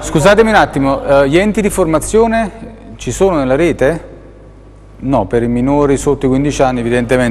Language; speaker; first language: Italian; native; Italian